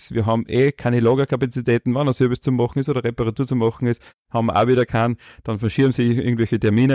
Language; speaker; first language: German; native; German